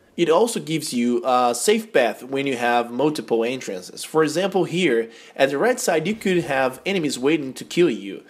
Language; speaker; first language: English; non-native, fluent; Portuguese